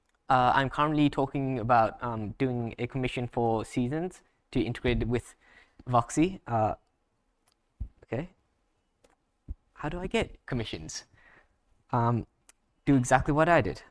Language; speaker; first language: English; native; English